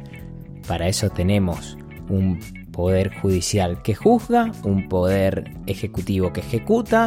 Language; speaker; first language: Spanish; native; Spanish